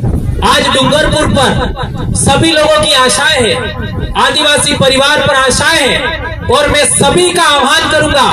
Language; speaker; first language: Hindi; non-native, local second language; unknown